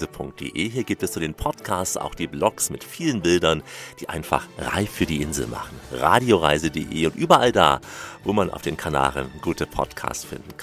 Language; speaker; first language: German; native; German